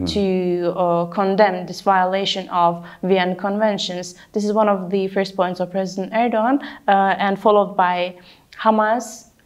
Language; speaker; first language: English; non-native, fluent; Turkish